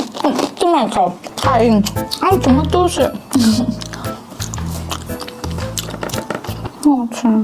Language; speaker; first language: Chinese; non-native, learner; Korean